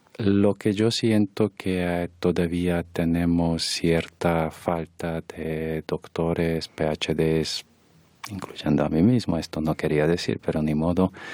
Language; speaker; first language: Spanish; non-native, fluent; Hungarian